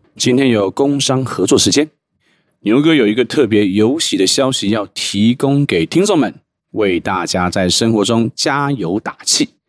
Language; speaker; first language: Chinese; native; Chinese